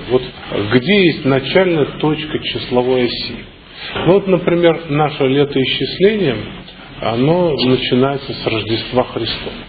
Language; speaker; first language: Russian; native; Russian